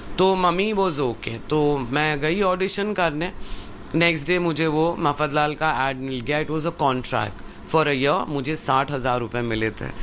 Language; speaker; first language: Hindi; non-native, local second language; Sindhi